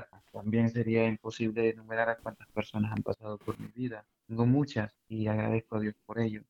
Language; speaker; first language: Spanish; native; Spanish